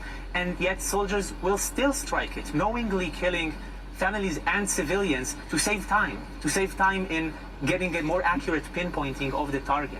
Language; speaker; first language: English; non-native, fluent; Hebrew